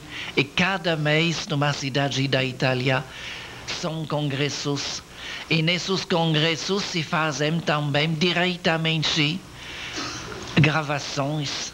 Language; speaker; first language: Portuguese; non-native, learner; French